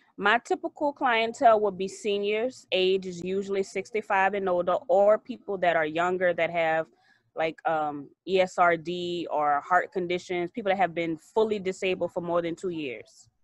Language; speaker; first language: English; native; English